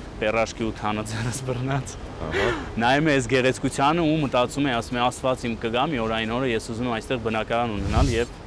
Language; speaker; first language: Armenian; early bilingual, heritage; Armenian